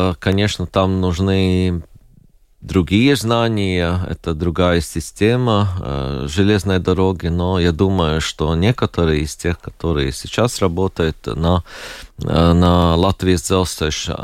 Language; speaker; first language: Russian; non-native, local second language; Latvian